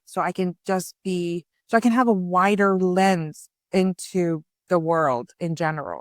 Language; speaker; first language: English; early bilingual, other home language; Persian